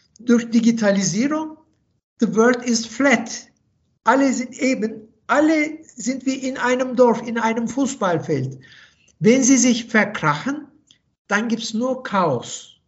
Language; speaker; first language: German; non-native, fluent; Turkish